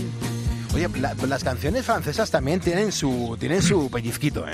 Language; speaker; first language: Spanish; native; Spanish